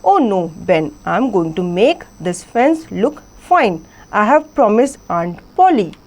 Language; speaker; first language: English; non-native, local second language; Hindi